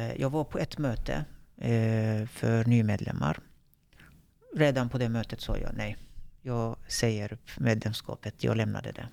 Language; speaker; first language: Swedish; non-native, fluent; Turkish